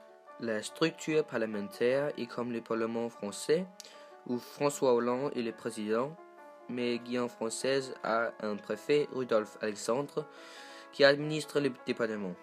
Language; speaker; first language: French; non-native, learner; Danish